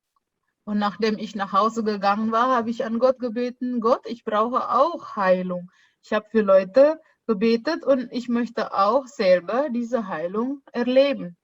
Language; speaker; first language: German; non-native, fluent; Indonesian